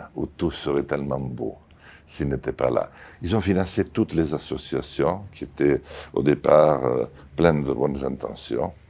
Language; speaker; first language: French; non-native, local second language; Occitan